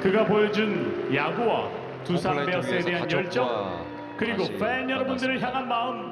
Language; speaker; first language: Korean; native; Korean